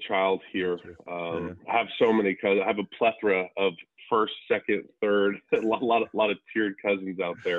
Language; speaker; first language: English; native; English